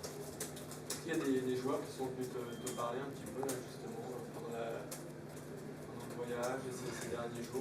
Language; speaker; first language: French; native; French